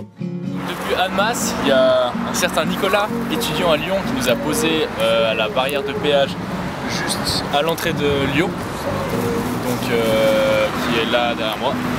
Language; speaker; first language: French; native; French